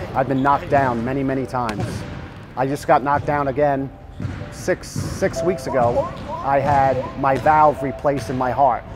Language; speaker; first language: English; native; English